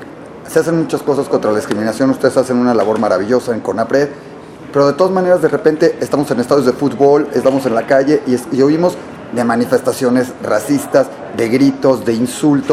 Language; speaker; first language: Spanish; native; Spanish